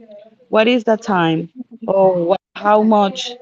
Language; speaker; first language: English; non-native, learner; Spanish